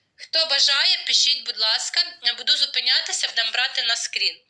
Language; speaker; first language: Ukrainian; native; Ukrainian